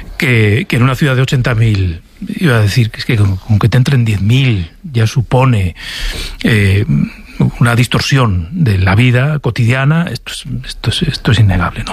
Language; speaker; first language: Spanish; native; Spanish